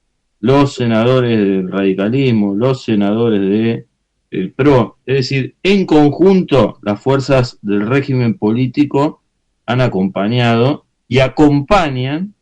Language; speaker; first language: Spanish; native; Spanish